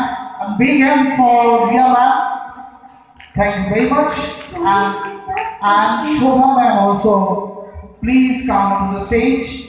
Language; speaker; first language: English; non-native, local second language; Bangla